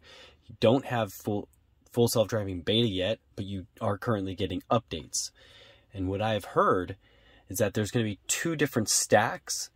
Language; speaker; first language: English; native; English